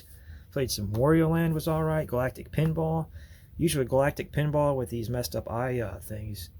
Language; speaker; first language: English; native; English